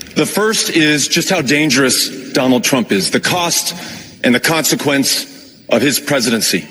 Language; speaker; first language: English; native; English